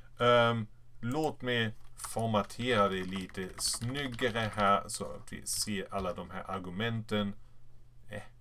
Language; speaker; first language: Swedish; non-native, fluent; German